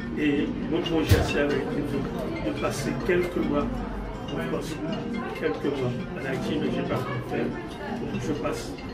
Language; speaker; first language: French; non-native, local second language; Haitian Creole